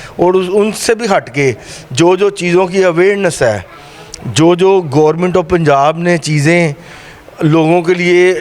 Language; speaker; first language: Urdu; non-native, local second language; Punjabi